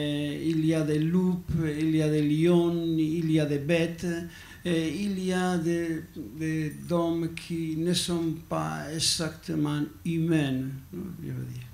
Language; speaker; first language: French; non-native, learner; Basque